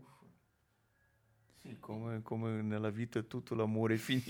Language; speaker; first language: Italian; non-native, fluent; Portuguese